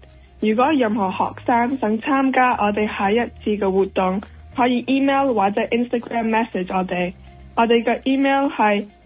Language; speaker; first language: Cantonese; early bilingual, heritage; Cantonese